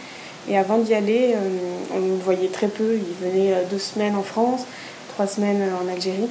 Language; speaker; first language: French; native; French